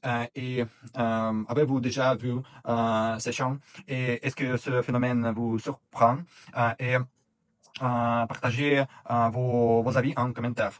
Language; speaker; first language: French; non-native, fluent; Russian